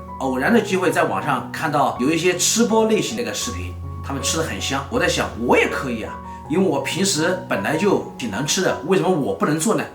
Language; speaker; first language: Chinese; native; Chinese